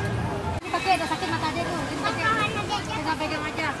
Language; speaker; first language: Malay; non-native, local second language; Minangkabau